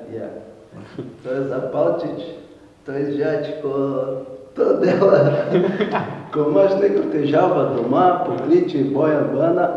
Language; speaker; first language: Slovenian; non-native, learner; Portuguese